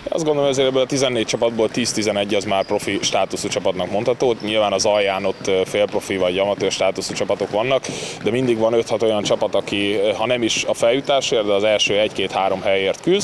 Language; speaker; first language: Hungarian; native; Hungarian